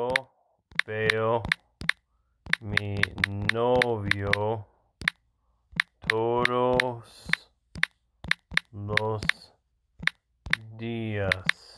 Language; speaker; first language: Spanish; non-native, learner; English